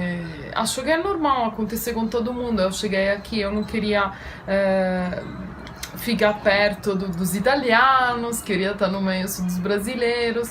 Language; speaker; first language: Portuguese; non-native, fluent; Italian